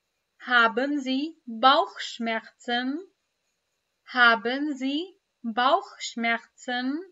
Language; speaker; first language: German; non-native, fluent; Urdu